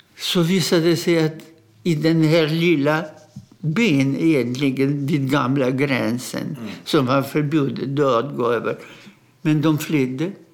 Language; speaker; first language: Swedish; non-native, fluent; Russian